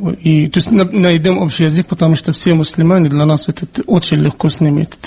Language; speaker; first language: Russian; non-native, fluent; Arabic